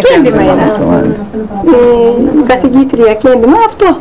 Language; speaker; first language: Greek; non-native, local second language; Turkish